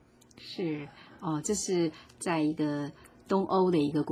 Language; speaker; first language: Chinese; native; Chinese